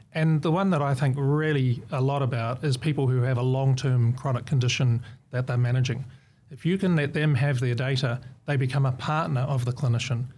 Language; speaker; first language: English; native; English